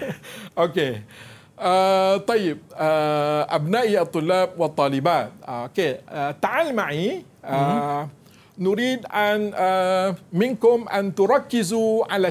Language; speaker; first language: Arabic; non-native, fluent; Malay